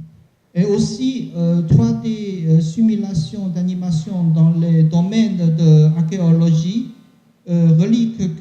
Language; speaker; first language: French; non-native, learner; Chinese